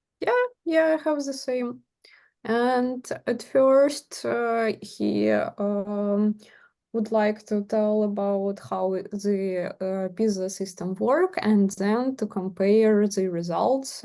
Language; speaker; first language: English; non-native, fluent; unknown